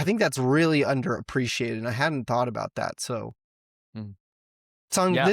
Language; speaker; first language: English; native; English